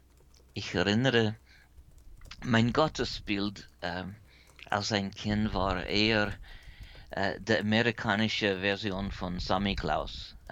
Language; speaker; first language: German; early bilingual, heritage; English